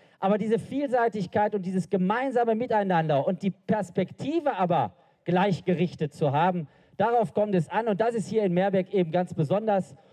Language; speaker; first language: German; native; German